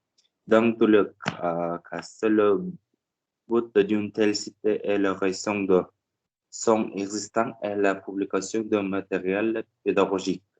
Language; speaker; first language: French; non-native, learner; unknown